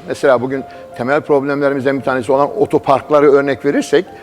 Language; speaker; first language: Turkish; native; Turkish